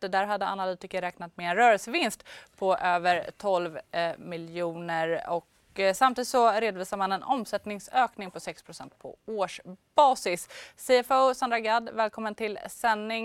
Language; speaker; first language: Swedish; native; Swedish